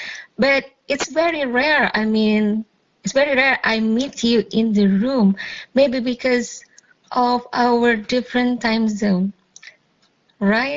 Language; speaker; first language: English; non-native, fluent; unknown